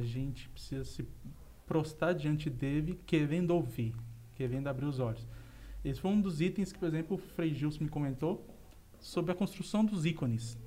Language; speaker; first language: Portuguese; native; Portuguese